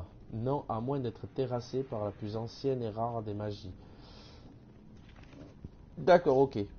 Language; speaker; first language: French; native; French